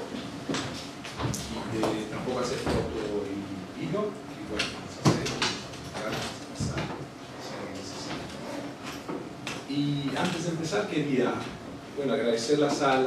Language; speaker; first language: Spanish; non-native, fluent; Italian